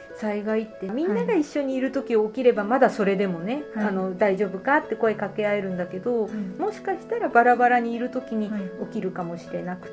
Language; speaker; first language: Japanese; native; Japanese